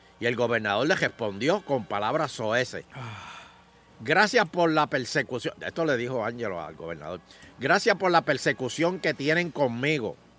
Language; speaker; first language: Spanish; native; Spanish